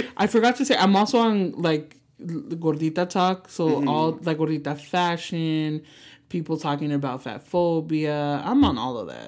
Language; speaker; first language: English; early bilingual, other home language; Spanish